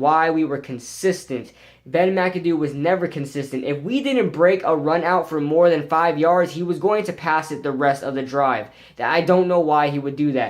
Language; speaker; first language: English; native; English